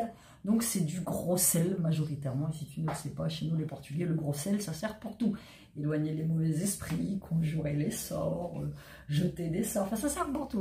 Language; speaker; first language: French; native; French